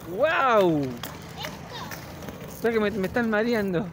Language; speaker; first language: Spanish; native; Spanish